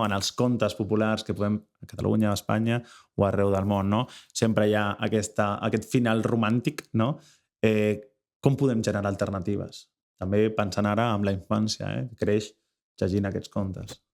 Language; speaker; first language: Catalan; native; Catalan